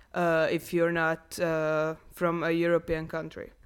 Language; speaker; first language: English; non-native, fluent; Hungarian